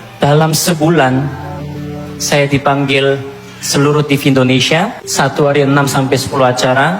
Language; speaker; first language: Indonesian; non-native, fluent; Korean